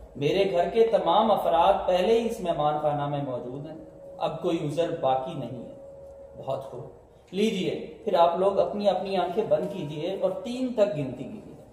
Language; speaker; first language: Urdu; non-native, local second language; Punjabi